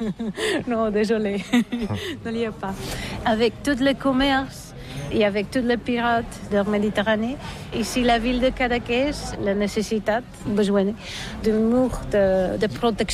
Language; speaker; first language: French; non-native, learner; Catalan